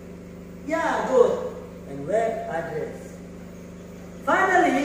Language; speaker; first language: English; non-native, fluent; Indonesian